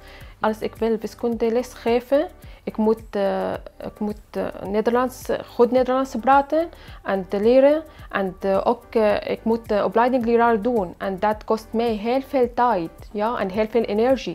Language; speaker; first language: Dutch; non-native, learner; Arabic